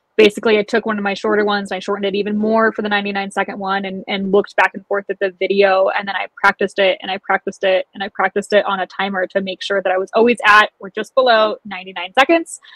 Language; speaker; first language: English; native; English